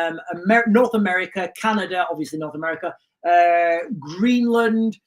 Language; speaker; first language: English; native; English